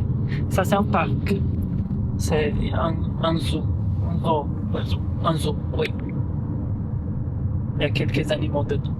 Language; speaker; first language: French; non-native, fluent; Portuguese